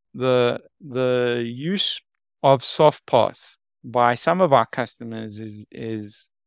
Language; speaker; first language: English; native; English